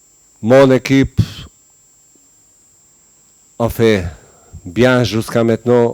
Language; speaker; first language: French; non-native, learner; Bosnian